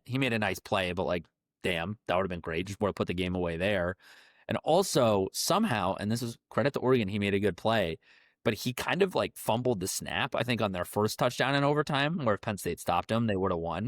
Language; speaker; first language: English; native; English